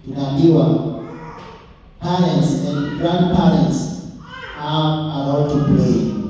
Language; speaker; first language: English; non-native, local second language; Swahili